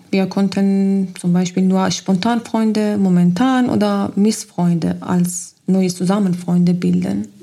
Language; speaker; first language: German; non-native, learner; Persian